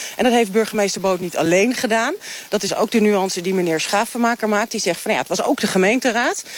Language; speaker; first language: Dutch; native; Dutch